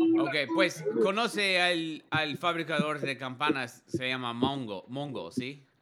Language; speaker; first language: Spanish; non-native, learner; English